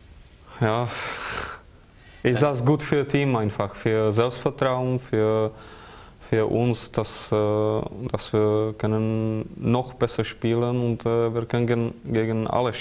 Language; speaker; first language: German; non-native, fluent; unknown